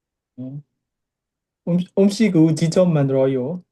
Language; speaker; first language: Korean; non-native, learner; Burmese